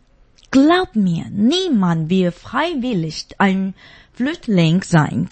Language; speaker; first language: German; non-native, fluent; Chinese